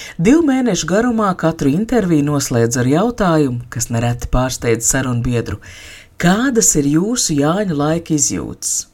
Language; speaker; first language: Latvian; native; Latvian